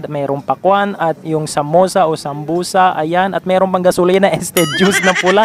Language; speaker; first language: Filipino; native; Filipino